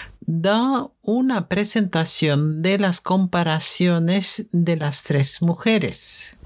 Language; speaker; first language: Spanish; non-native, fluent; Norwegian